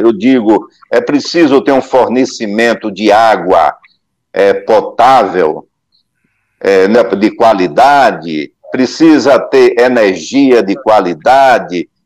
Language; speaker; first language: Portuguese; non-native, learner; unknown